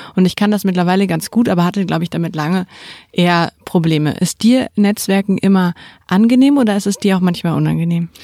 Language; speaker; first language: German; native; German